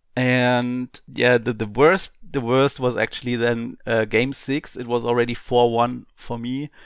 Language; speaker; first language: English; non-native, fluent; German